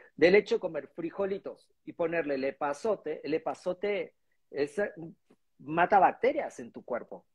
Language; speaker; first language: Spanish; native; Spanish